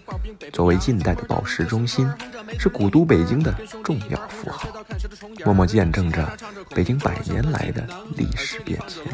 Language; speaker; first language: Chinese; native; Chinese